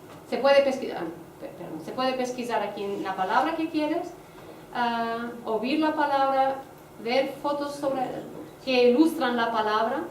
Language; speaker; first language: Spanish; non-native, fluent; Portuguese